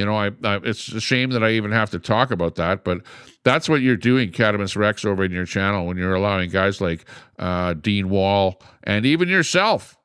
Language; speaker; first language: English; native; English